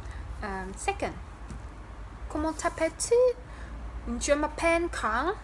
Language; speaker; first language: French; non-native, learner; Vietnamese